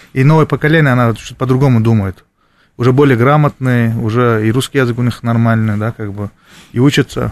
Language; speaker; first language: Russian; non-native, fluent; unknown